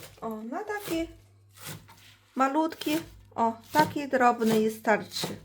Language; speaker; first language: Polish; non-native, learner; Chinese